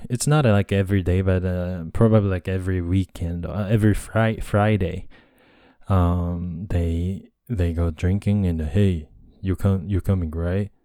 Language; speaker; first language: English; non-native, fluent; Japanese